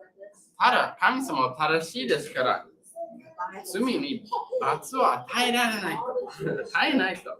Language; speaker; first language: Japanese; non-native, learner; English